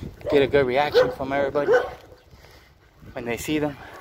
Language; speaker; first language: English; early bilingual, other home language; Spanish